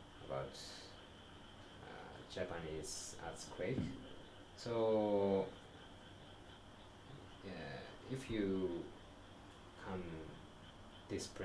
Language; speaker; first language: English; non-native, learner; Japanese